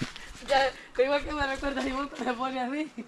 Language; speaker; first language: Spanish; native; Spanish